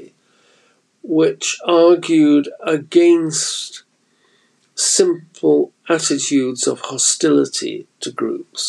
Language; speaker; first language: English; native; English